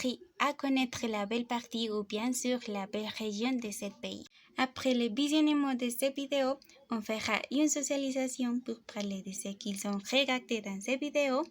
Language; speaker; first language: French; non-native, fluent; Spanish